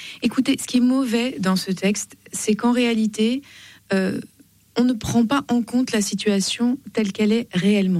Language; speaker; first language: French; native; French